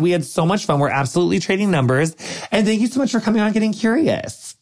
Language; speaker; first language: English; native; English